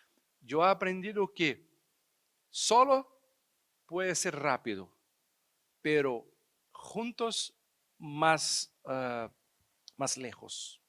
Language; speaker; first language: Spanish; non-native, fluent; Portuguese